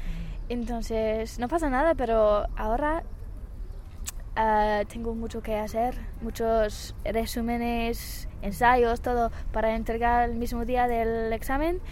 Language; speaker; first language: Spanish; non-native, fluent; English